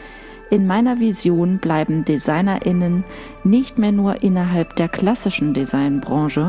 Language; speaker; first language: German; native; German